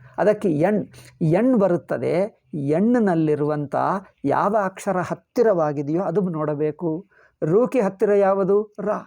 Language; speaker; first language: Kannada; native; Kannada